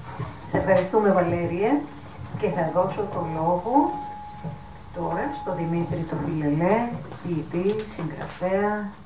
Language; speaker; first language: Greek; native; Greek